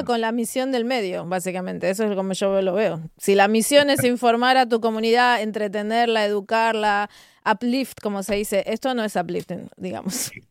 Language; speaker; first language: Spanish; native; Spanish